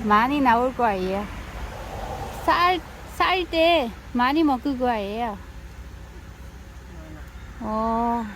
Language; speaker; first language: Korean; non-native, learner; Vietnamese